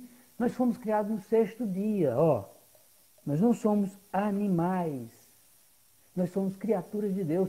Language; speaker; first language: Portuguese; native; Portuguese